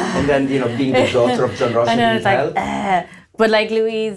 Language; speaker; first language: English; native; English